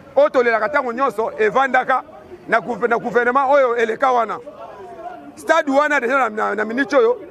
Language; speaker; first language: Lingala; non-native, local second language; Kongo